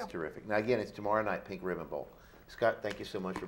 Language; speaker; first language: English; native; English